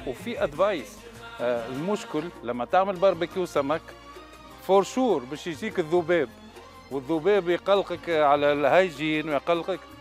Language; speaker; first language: Arabic; native; Arabic